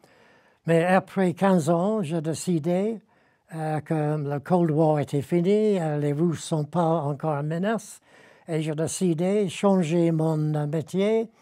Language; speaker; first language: French; non-native, learner; English